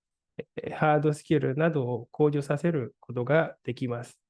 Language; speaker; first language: Japanese; non-native, fluent; Indonesian